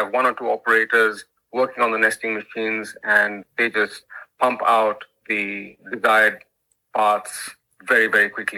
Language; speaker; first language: English; non-native, local second language; Hindi